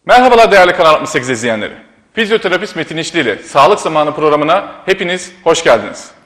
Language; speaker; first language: Turkish; native; Turkish